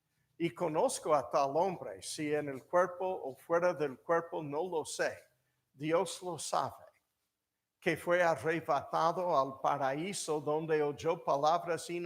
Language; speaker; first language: Spanish; non-native, fluent; English